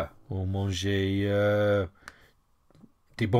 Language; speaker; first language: French; non-native, fluent; English